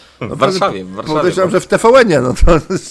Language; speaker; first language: Polish; native; Polish